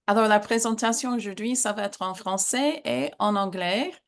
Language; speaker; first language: French; non-native, fluent; English